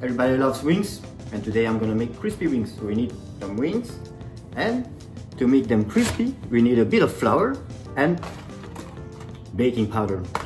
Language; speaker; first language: English; non-native, fluent; French